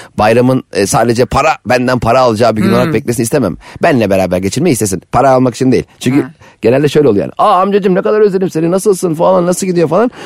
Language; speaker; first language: Turkish; native; Turkish